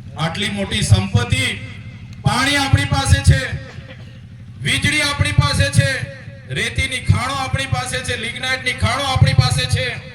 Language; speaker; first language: Gujarati; non-native, local second language; Vasavi